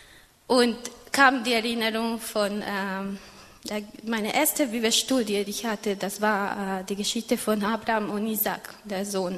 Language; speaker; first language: German; non-native, fluent; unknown